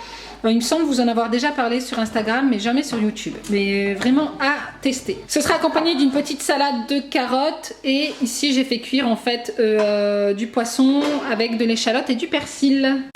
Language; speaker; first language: French; native; French